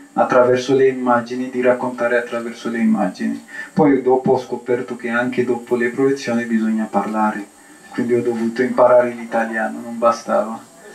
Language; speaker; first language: Italian; non-native, fluent; Amharic